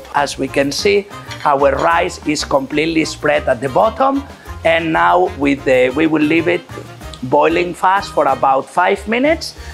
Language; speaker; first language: English; non-native, fluent; Catalan